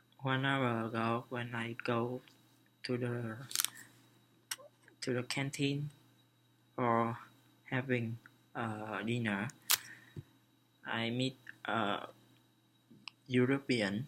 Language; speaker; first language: English; non-native, learner; Vietnamese